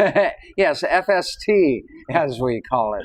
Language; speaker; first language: English; native; English